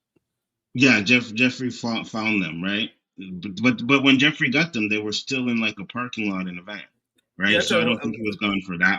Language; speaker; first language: English; native; English